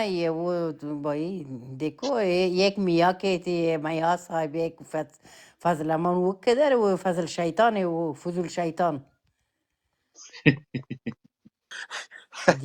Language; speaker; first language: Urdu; non-native, fluent; Persian